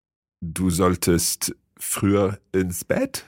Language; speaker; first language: German; non-native, fluent; English